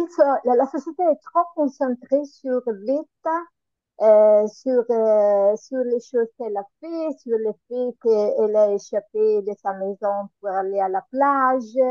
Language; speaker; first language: French; non-native, learner; Italian